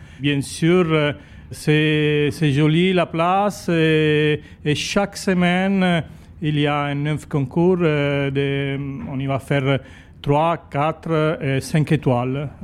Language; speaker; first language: French; non-native, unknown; Italian